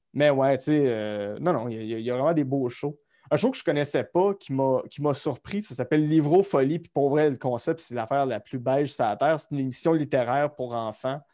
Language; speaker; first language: French; native; French